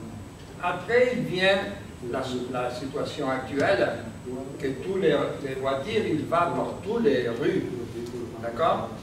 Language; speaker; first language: French; non-native, learner; Spanish